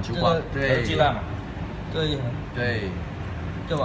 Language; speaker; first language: Chinese; native; Chinese